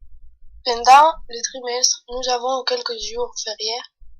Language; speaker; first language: French; non-native, learner; Spanish